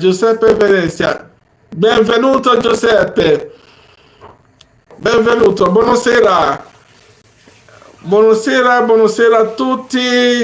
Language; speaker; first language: Italian; non-native, learner; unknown